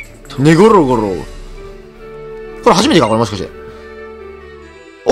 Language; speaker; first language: Japanese; native; Japanese